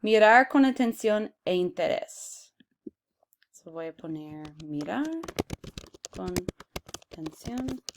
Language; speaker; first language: Spanish; non-native, fluent; English